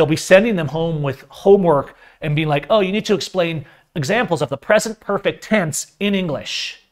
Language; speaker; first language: English; native; English